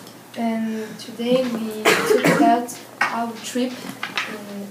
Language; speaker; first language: English; non-native, learner; French